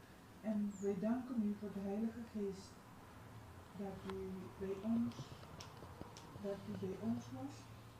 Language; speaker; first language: Dutch; non-native, local second language; Papiamento